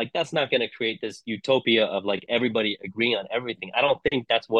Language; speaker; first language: English; non-native, local second language; Cantonese